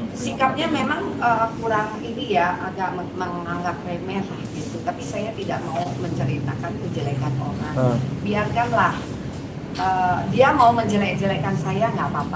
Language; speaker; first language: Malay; non-native, local second language; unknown